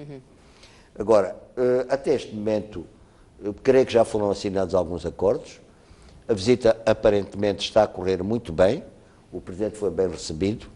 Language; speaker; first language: Portuguese; native; Portuguese